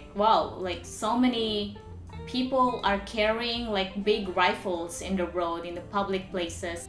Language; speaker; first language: English; non-native, local second language; Cebuano